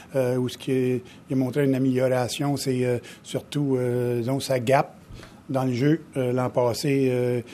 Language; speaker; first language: French; native; French